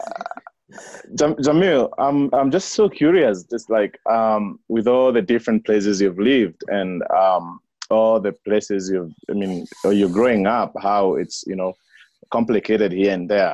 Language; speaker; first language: English; non-native, local second language; Kikuyu